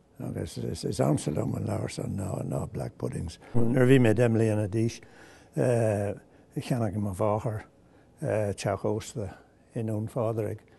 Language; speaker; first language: Irish; non-native, local second language; English